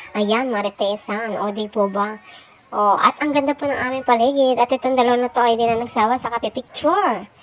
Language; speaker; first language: Filipino; native; Filipino